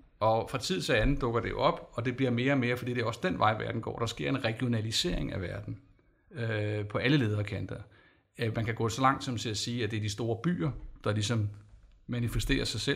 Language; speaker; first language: Danish; native; Danish